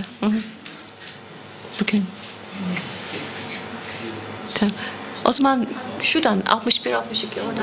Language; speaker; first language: Turkish; non-native, fluent; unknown